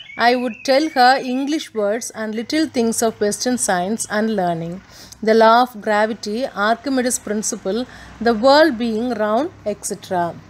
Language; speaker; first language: English; non-native, local second language; Tamil